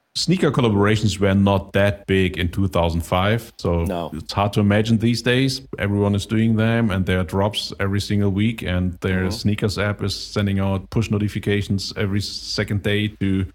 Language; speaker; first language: English; non-native, fluent; German